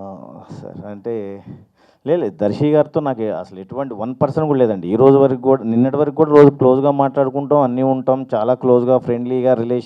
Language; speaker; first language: Telugu; native; Telugu